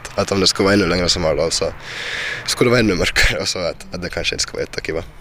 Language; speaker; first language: Swedish; native; Swedish